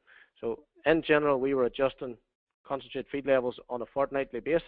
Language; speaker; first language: English; native; English